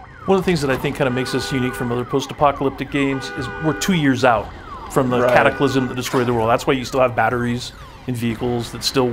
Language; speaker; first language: English; native; English